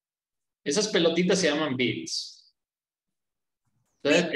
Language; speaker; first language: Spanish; native; Spanish